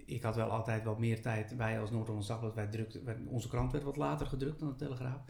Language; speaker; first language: Dutch; native; Dutch